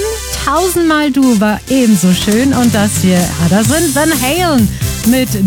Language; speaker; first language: German; native; German